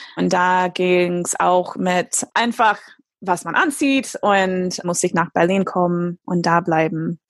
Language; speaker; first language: German; non-native, fluent; English